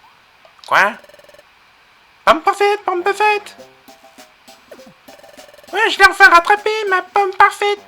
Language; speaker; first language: French; native; French